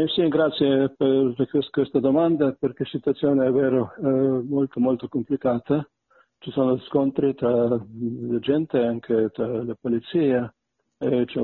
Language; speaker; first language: Italian; non-native, fluent; Belarusian